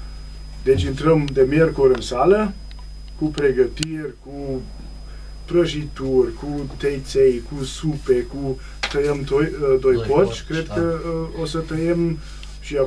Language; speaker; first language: Romanian; non-native, local second language; German